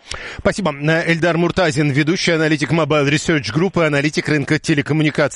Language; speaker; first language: Russian; native; Russian